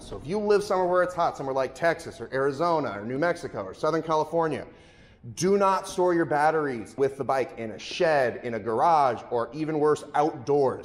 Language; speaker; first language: English; native; English